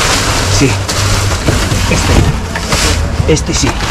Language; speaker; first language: Spanish; non-native, learner; Filipino